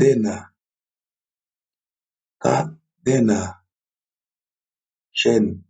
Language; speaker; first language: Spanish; non-native, learner; Haitian Creole